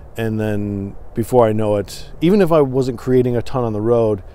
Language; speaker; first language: English; native; English